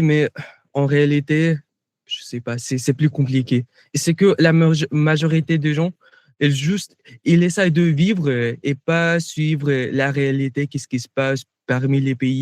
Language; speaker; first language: French; non-native, fluent; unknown